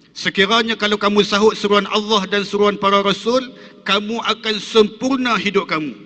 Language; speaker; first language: Malay; native; Malay